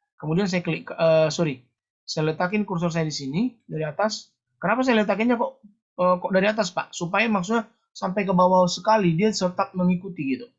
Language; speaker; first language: Indonesian; native; Indonesian